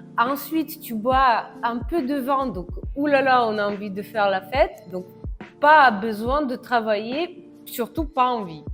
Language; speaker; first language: French; non-native, fluent; Russian